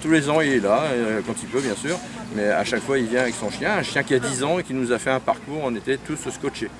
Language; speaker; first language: French; native; French